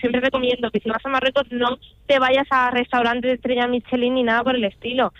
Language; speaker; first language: Spanish; early bilingual, other home language; Arabic